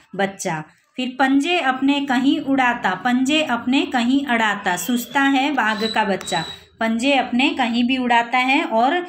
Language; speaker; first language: Hindi; non-native, local second language; Gujarati